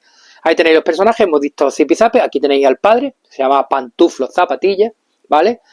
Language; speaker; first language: Spanish; native; Spanish